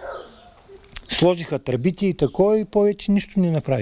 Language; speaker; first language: Bulgarian; native; Bulgarian